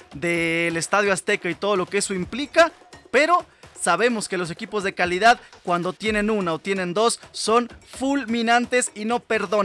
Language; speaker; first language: Spanish; native; Spanish